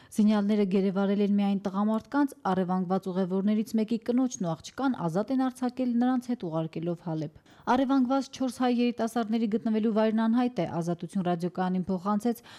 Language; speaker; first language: Armenian; native; Armenian